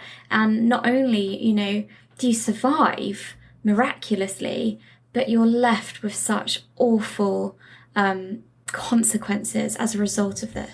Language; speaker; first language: English; native; English